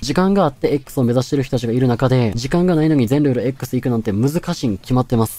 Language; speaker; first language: Japanese; native; Japanese